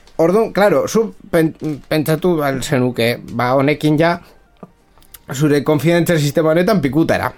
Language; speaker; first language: Basque; non-native, local second language; Spanish